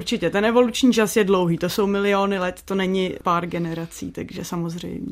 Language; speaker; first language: Czech; native; Czech